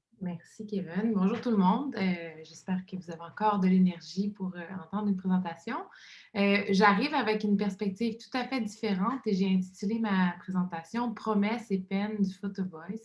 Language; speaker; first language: French; native; French